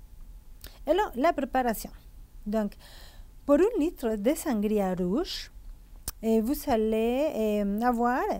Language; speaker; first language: French; non-native, fluent; Spanish